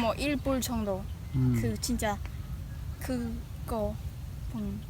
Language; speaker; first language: Korean; non-native, learner; Khmer